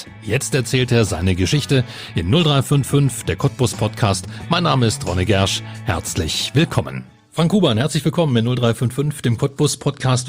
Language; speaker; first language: German; native; German